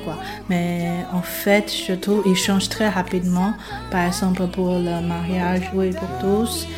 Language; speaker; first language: French; non-native, fluent; Chinese